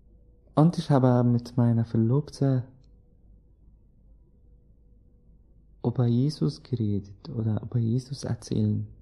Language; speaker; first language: German; non-native, learner; Arabic